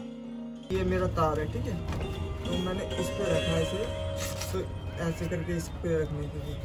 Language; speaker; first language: Hindi; native; Hindi